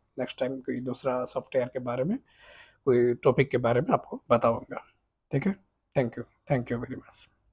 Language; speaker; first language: Hindi; non-native, fluent; Bangla